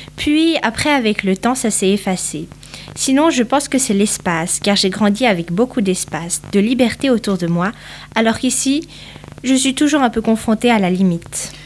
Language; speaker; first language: French; early bilingual, other home language; Portuguese